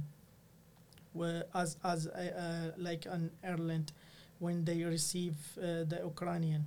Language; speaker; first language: English; non-native, learner; Arabic